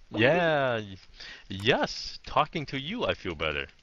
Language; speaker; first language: English; early bilingual, heritage; Vietnamese